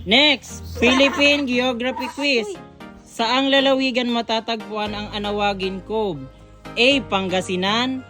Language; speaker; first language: Filipino; non-native, local second language; Bikol